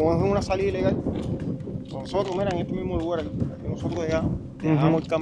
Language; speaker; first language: Spanish; native; Spanish